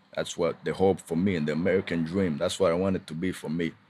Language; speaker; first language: English; non-native, local second language; Kinyarwanda